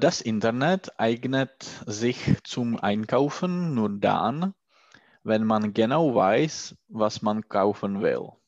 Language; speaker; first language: German; non-native, learner; Czech